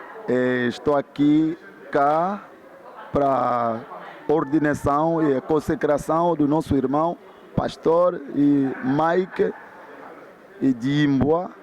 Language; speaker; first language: Portuguese; non-native, fluent; Lingala